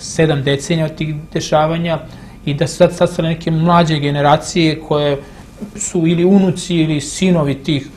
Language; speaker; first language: Serbian; native; Serbian